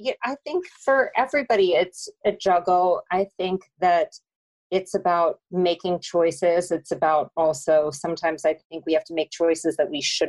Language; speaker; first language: English; native; English